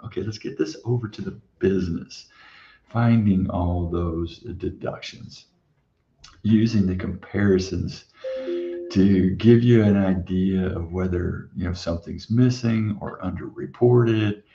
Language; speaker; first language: English; native; English